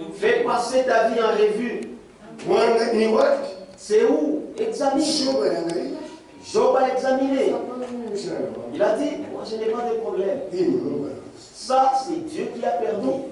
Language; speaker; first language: French; non-native, local second language; Swahili